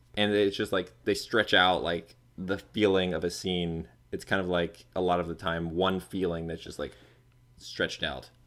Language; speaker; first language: English; native; English